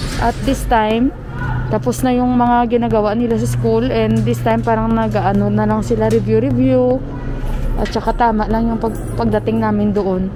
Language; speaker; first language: Filipino; native; Filipino